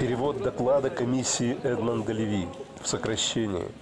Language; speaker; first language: Russian; native; Russian